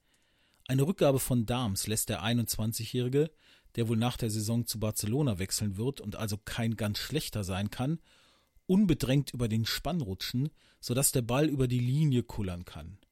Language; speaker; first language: German; native; German